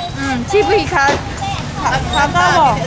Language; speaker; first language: Korean; non-native, learner; Khmer